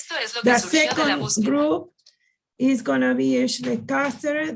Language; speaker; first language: English; non-native, learner; Spanish